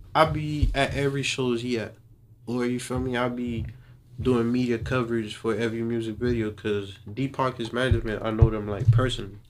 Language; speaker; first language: English; early bilingual, other home language; Haitian Creole